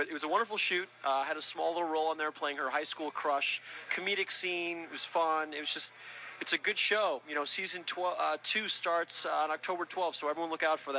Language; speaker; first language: English; native; English